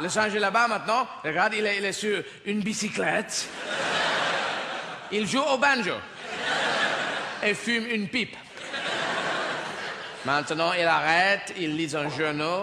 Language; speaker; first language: French; non-native, learner; English